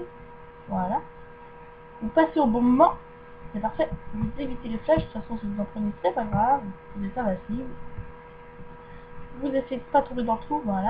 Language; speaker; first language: French; native; French